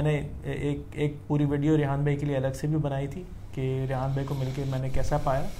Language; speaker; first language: Urdu; native; Urdu